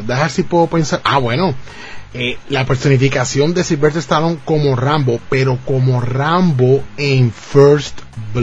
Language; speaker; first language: Spanish; native; Spanish